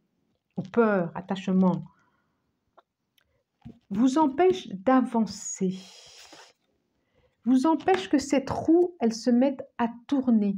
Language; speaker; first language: French; native; French